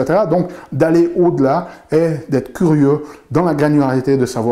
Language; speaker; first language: French; native; French